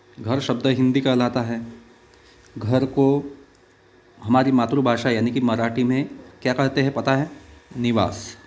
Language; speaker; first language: Hindi; non-native, local second language; Marathi